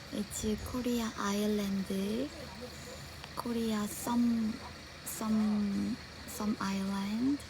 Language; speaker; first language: English; non-native, learner; Korean